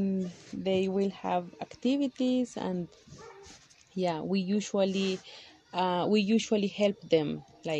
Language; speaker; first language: English; non-native, learner; Kaqchikel